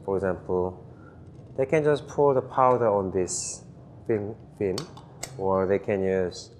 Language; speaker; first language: English; non-native, fluent; Korean